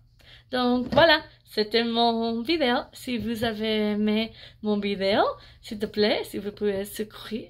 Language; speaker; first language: French; non-native, learner; English